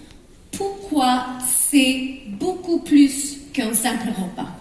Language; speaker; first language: French; non-native, fluent; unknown